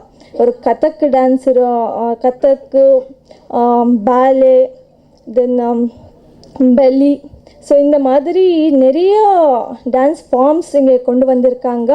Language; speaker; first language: Tamil; non-native, learner; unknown